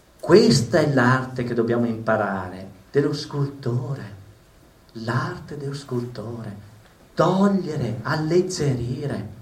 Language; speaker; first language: Italian; native; Italian